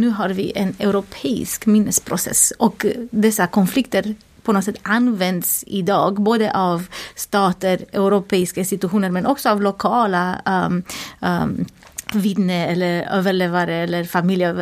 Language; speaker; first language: Swedish; non-native, fluent; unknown